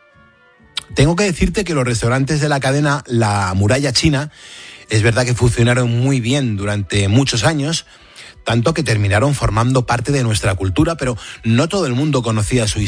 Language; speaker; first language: Spanish; native; Spanish